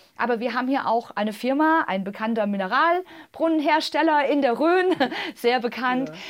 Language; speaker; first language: German; native; German